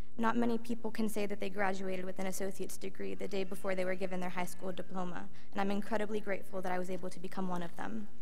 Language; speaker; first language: English; early bilingual, other home language; Spanish